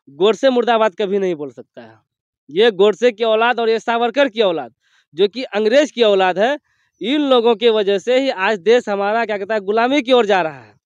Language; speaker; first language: Hindi; native; Hindi